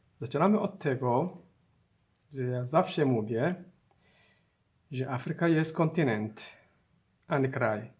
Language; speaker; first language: Polish; non-native, learner; Somali